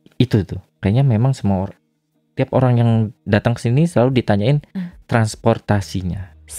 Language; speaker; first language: Indonesian; native; Indonesian